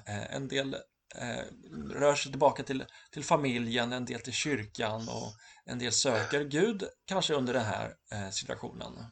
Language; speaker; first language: Swedish; native; Swedish